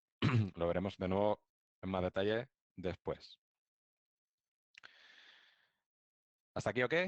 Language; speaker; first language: Spanish; native; Spanish